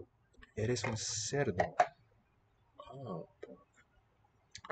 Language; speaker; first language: Spanish; non-native, learner; English